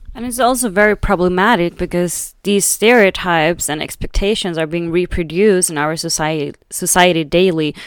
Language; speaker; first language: English; non-native, fluent; Swedish